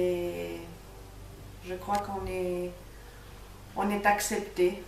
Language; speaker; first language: French; early bilingual, other home language; Greek